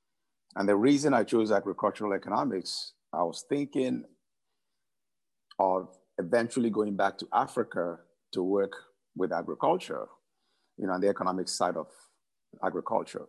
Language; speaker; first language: English; non-native, local second language; Igbo